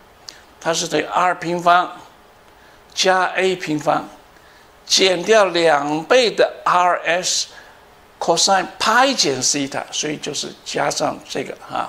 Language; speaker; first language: Chinese; native; Chinese